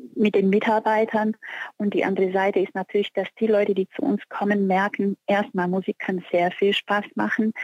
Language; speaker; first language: German; non-native, fluent; Portuguese